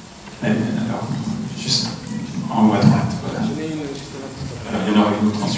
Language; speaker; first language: French; native; French